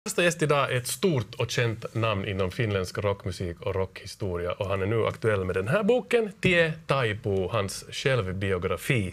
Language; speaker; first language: Swedish; native; Swedish